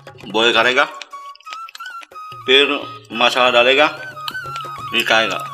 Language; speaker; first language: Hindi; non-native, learner; Indonesian